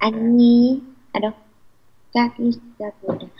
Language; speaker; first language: Russian; non-native, learner; Vietnamese